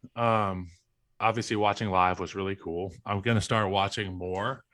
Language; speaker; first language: English; native; English